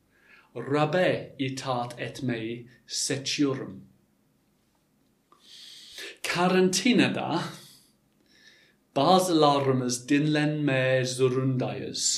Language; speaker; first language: Turkish; non-native, fluent; English